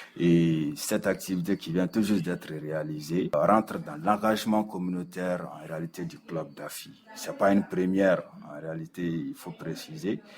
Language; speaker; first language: French; non-native, local second language; Bambara